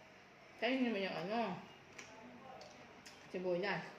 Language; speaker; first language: Filipino; native; Filipino